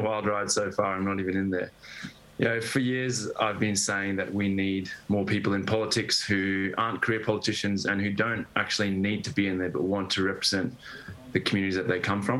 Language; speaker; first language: English; native; English